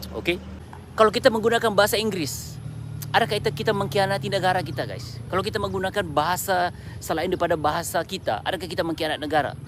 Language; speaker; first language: Malay; native; Malay